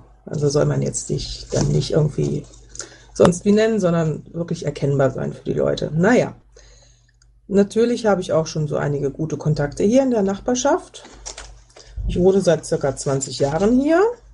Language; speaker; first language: German; native; German